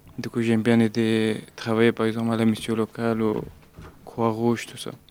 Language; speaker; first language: French; non-native, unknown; Persian